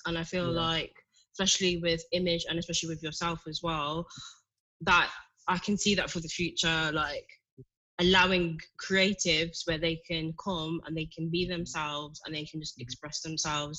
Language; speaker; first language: English; native; English